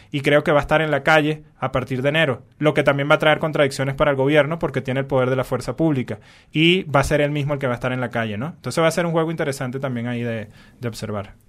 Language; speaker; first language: Spanish; native; Spanish